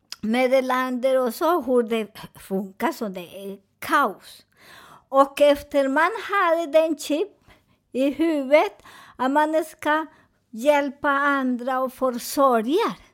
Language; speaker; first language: Swedish; non-native, fluent; Spanish